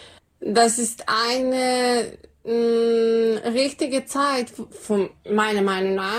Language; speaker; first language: German; non-native, fluent; Serbian